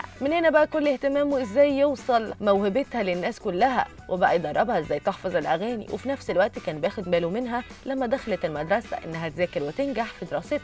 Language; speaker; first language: Arabic; native; Arabic